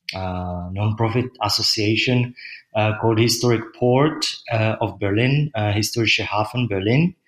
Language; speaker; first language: English; non-native, fluent; Czech